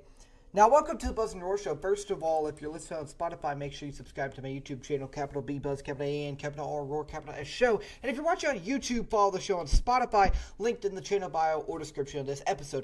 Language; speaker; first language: English; native; English